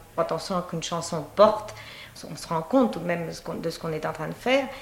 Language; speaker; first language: French; native; French